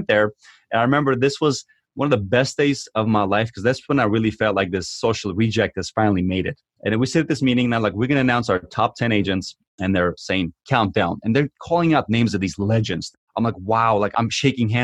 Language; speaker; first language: English; early bilingual, other home language; Armenian